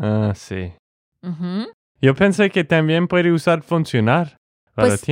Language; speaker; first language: Spanish; non-native, fluent; English